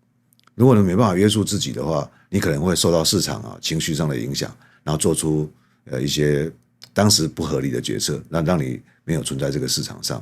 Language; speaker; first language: Chinese; native; Chinese